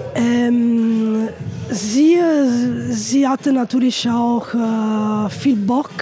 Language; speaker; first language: German; non-native, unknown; Italian